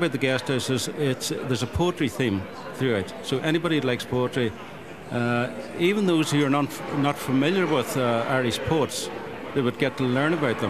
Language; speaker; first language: English; native; English